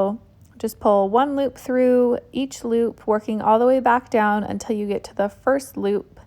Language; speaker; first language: English; native; English